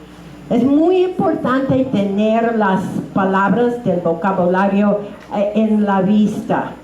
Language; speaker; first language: Spanish; non-native, fluent; English